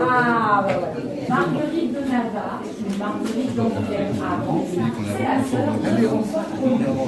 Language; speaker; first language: French; native; French